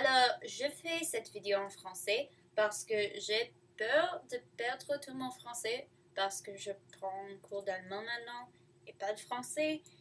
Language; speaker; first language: French; non-native, learner; English